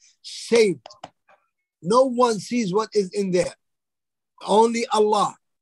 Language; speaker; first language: English; non-native, fluent; Arabic